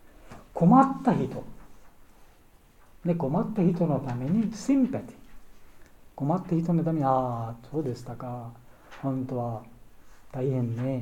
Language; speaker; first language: Japanese; non-native, learner; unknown